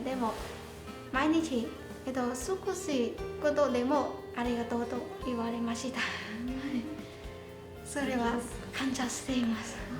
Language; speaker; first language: Japanese; non-native, learner; Vietnamese